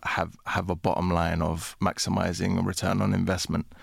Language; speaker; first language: English; native; English